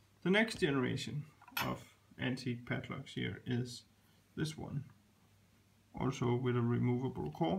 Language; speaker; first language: English; non-native, fluent; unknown